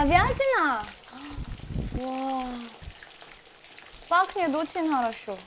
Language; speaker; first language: Russian; non-native, fluent; Korean